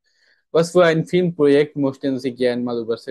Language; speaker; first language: German; non-native, fluent; Bangla